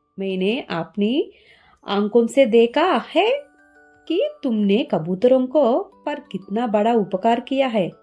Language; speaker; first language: Hindi; non-native, learner; Telugu